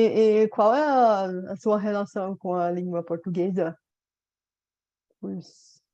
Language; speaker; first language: Portuguese; non-native, fluent; Bulgarian